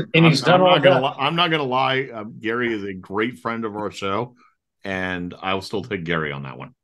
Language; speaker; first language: English; native; English